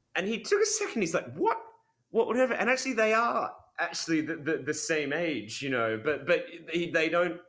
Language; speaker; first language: English; native; English